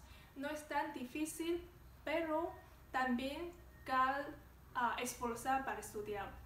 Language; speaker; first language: Catalan; non-native, learner; Chinese